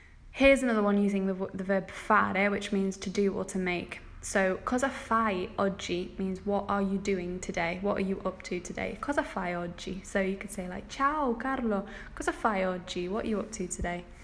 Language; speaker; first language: English; native; English